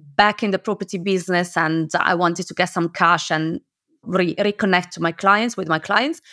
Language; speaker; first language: English; non-native, fluent; Italian